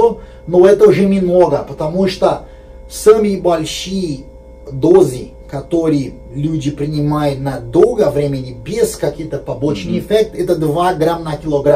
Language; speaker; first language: Russian; non-native, fluent; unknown